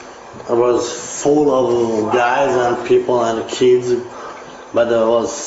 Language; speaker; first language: English; non-native, learner; Italian